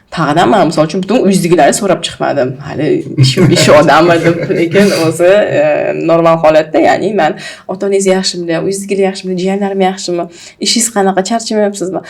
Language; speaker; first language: Uzbek; native; Uzbek